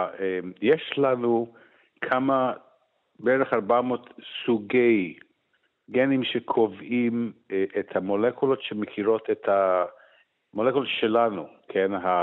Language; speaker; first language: Hebrew; non-native, fluent; English